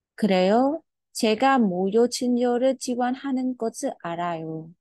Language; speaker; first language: Korean; non-native, fluent; Khmer